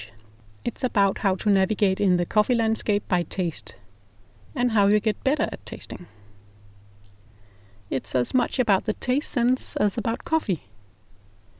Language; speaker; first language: English; non-native, fluent; Danish